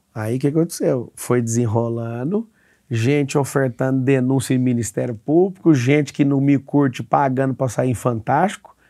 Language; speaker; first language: Portuguese; native; Portuguese